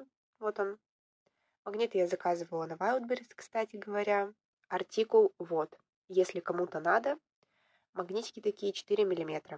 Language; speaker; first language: Russian; native; Russian